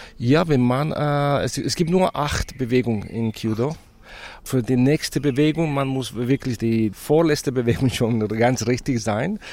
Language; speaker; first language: German; non-native, fluent; Spanish